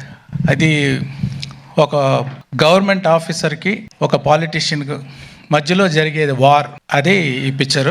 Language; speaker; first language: Telugu; non-native, local second language; Tamil